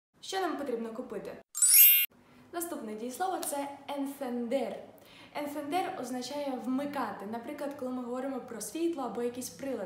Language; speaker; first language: Ukrainian; native; Ukrainian